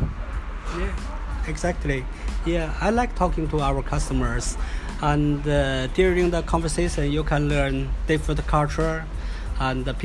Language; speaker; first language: English; non-native, fluent; Chinese